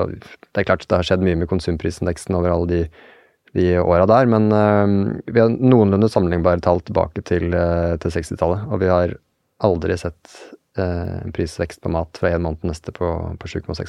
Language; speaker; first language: Norwegian; native; Norwegian